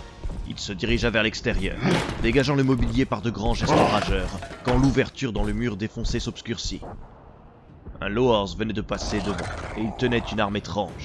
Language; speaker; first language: French; native; French